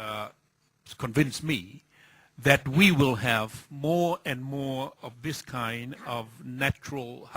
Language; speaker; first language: English; non-native, fluent; Thai